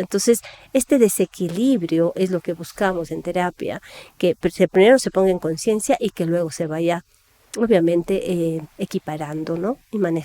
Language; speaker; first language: Spanish; native; Spanish